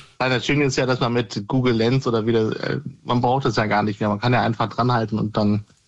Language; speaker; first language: German; native; German